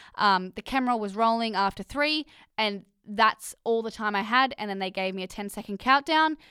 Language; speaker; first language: English; native; English